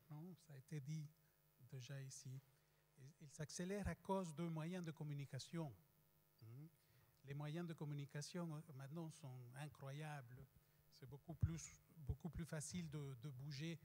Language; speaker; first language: French; non-native, fluent; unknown